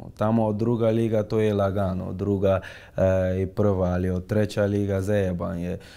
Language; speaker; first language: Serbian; non-native, fluent; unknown